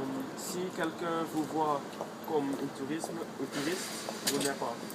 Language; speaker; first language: French; non-native, learner; Dutch